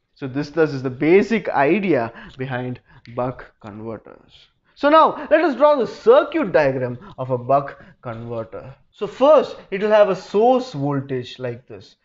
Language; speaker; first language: English; non-native, local second language; Malayalam